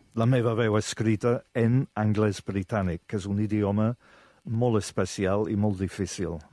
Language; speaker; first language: Catalan; non-native, fluent; English